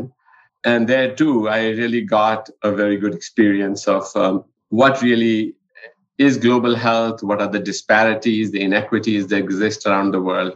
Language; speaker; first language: English; non-native, local second language; Punjabi